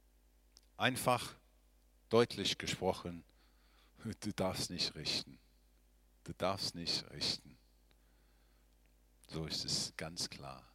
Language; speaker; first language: German; non-native, fluent; English